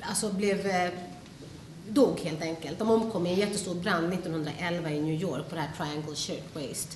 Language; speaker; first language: Swedish; early bilingual, other home language; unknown